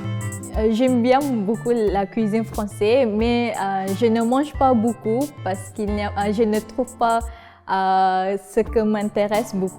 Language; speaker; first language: French; non-native, learner; Malay